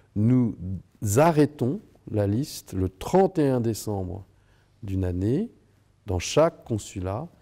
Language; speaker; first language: French; native; French